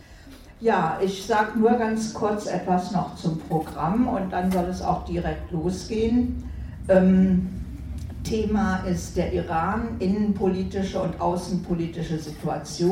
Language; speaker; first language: German; native; German